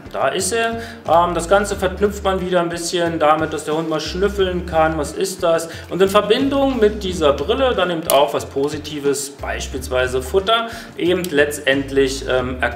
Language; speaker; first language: German; native; German